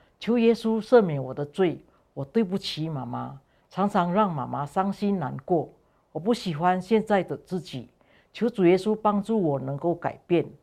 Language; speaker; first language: Chinese; non-native, fluent; Indonesian